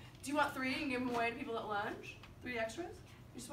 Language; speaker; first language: English; native; English